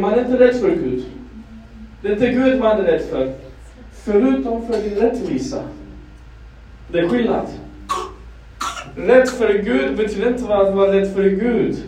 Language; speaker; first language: Swedish; non-native, fluent; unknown